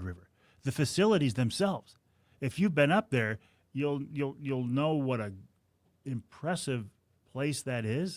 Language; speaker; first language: English; native; English